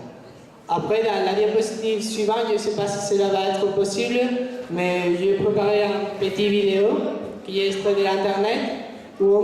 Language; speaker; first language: French; non-native, fluent; Spanish